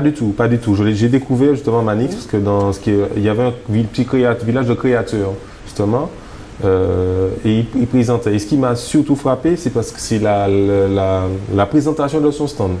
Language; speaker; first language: French; native; French